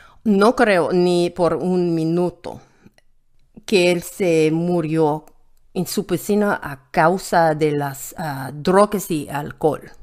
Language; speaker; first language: Spanish; non-native, learner; English